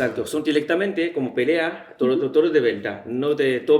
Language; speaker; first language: Spanish; non-native, learner; Chinese